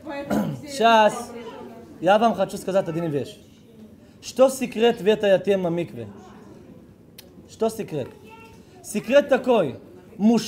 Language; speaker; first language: Russian; early bilingual, heritage; Hebrew